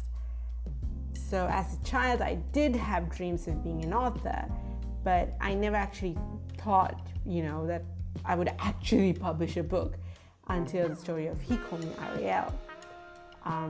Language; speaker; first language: English; non-native, local second language; Sinhala